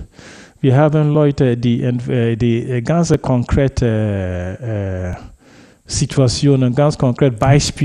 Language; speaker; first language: German; non-native, fluent; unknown